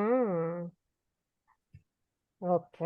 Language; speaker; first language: English; non-native, learner; Spanish